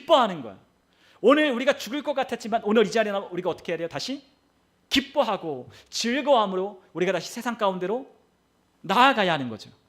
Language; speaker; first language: Korean; native; Korean